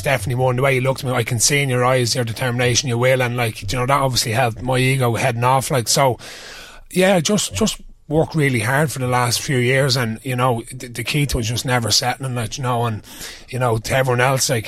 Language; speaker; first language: English; native; English